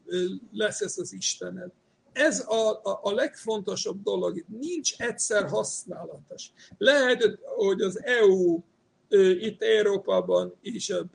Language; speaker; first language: Hungarian; non-native, fluent; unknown